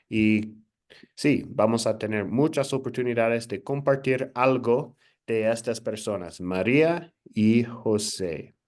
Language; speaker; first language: Spanish; non-native, fluent; English